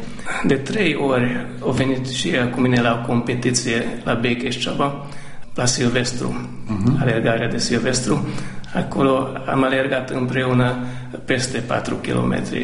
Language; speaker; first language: Romanian; non-native, local second language; Hungarian